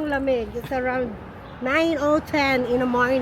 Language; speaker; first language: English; non-native, local second language; Filipino